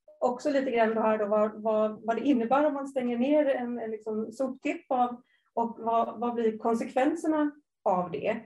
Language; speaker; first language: Swedish; native; Swedish